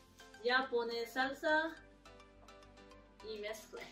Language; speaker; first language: Spanish; non-native, learner; Japanese